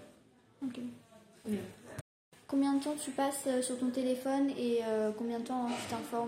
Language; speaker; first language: French; non-native, learner; German